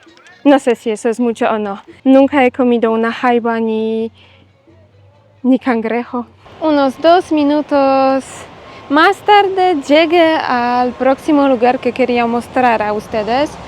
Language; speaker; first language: Spanish; non-native, learner; Polish